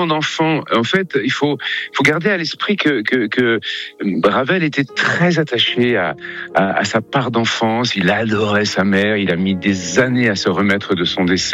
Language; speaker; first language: French; native; French